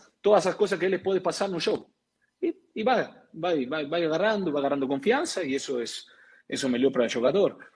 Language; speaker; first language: Portuguese; non-native, learner; Spanish